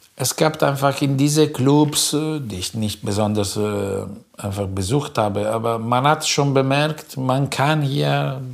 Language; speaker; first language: German; non-native, fluent; Italian